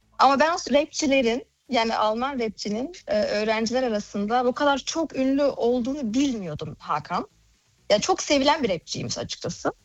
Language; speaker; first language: Turkish; early bilingual, heritage; Turkish